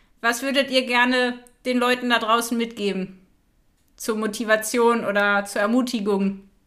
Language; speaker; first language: German; native; German